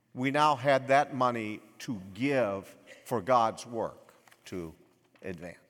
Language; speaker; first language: English; native; English